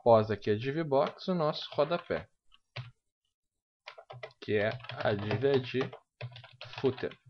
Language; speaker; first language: Portuguese; native; Portuguese